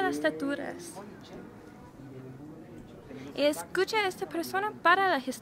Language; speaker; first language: Spanish; non-native, learner; English